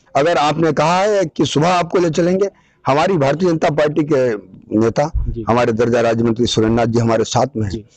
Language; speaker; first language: Hindi; native; Hindi